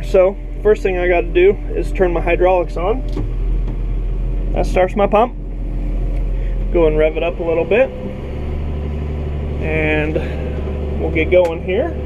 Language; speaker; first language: English; native; English